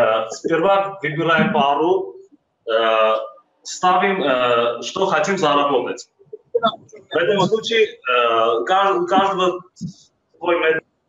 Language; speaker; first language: Russian; non-native, fluent; Armenian